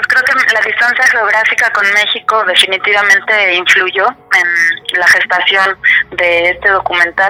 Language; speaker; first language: Spanish; native; Spanish